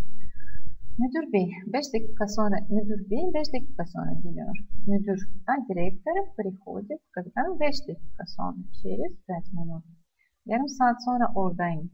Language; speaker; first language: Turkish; non-native, fluent; Russian